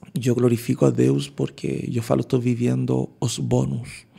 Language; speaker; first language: Portuguese; non-native, learner; Spanish